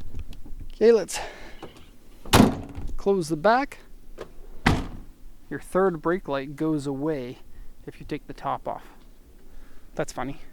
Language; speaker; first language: English; native; English